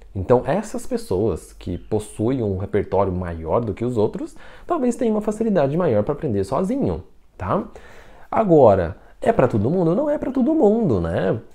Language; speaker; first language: Portuguese; non-native, fluent; Chinese